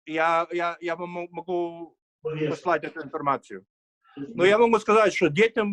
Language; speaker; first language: Russian; early bilingual, heritage; Russian